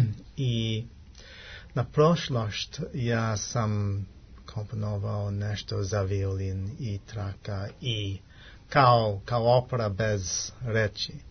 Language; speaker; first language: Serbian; non-native, learner; English